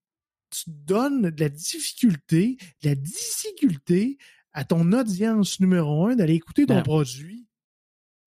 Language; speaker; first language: French; native; French